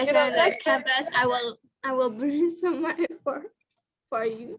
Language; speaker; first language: English; non-native, learner; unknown